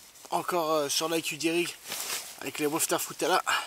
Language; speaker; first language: French; non-native, fluent; English